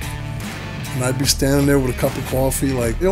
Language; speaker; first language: English; native; English